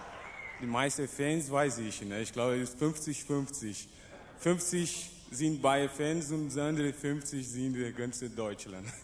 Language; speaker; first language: German; non-native, learner; Portuguese